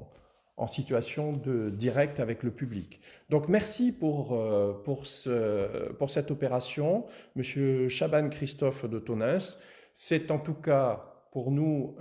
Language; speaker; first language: French; native; French